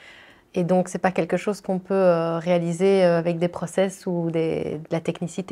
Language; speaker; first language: French; native; French